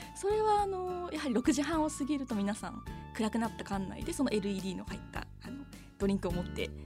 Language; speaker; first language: Japanese; native; Japanese